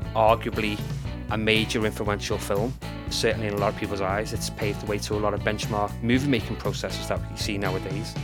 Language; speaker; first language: English; native; English